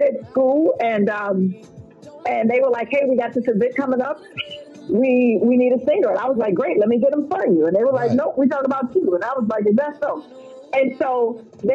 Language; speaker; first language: English; native; English